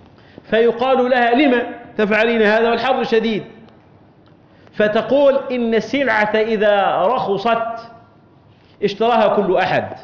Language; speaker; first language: Arabic; native; Arabic